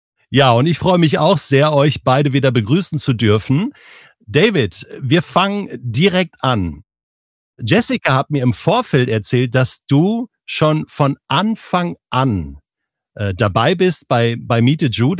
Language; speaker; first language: German; native; German